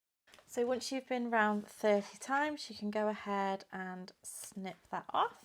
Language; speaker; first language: English; native; English